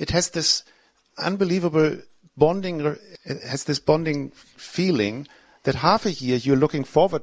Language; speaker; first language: English; non-native, fluent; German